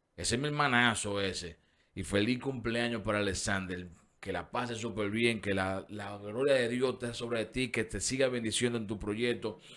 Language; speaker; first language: Spanish; native; Spanish